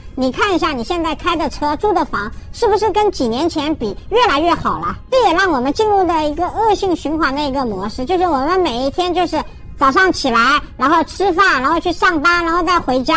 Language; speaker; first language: Chinese; native; Chinese